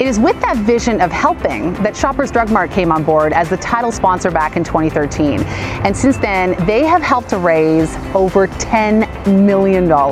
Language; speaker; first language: English; native; English